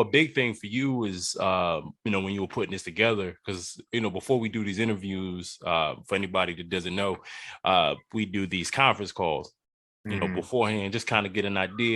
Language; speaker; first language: English; native; English